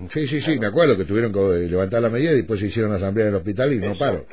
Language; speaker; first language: Spanish; native; Spanish